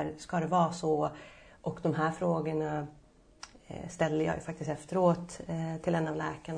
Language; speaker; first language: Swedish; native; Swedish